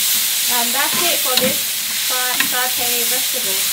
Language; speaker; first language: English; non-native, learner; Indonesian